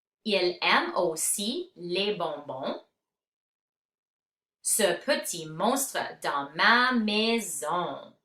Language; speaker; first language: French; non-native, fluent; English